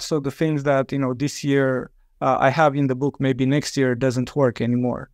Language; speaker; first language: English; non-native, fluent; Romanian